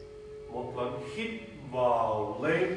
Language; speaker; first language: Vietnamese; non-native, learner; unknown